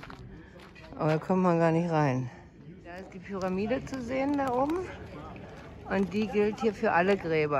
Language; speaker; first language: German; native; German